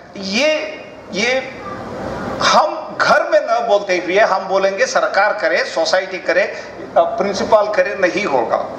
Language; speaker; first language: Hindi; non-native, local second language; Kannada